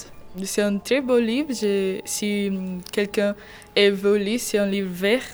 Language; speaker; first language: French; non-native, learner; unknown